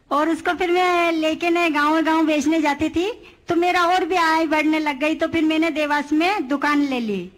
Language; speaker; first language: Hindi; native; Hindi